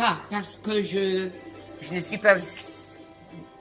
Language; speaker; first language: French; non-native, learner; English